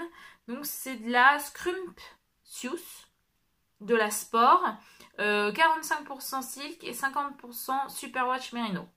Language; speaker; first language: French; native; French